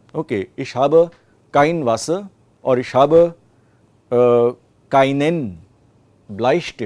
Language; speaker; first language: German; non-native, fluent; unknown